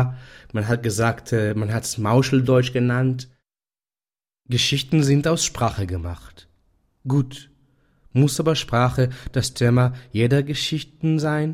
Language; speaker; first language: German; non-native, fluent; Hebrew